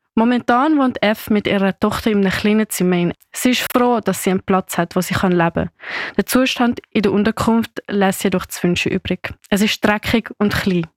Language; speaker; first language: German; native; German